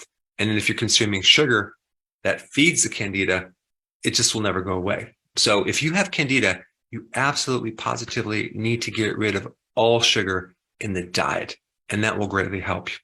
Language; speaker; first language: English; native; English